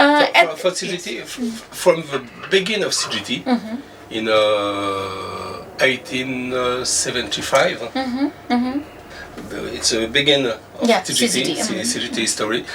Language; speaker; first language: English; non-native, learner; French